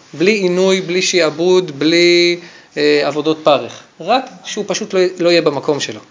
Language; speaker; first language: Hebrew; native; Hebrew